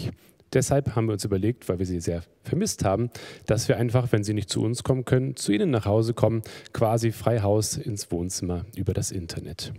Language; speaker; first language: German; native; German